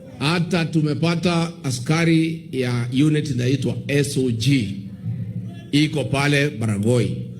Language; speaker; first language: Swahili; non-native, local second language; Kikuyu